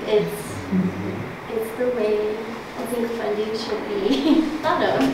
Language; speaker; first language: English; native; English